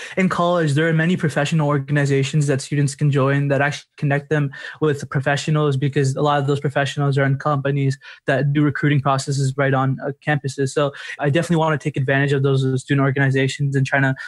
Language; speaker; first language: English; native; English